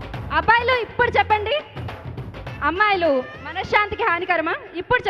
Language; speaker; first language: Telugu; native; Telugu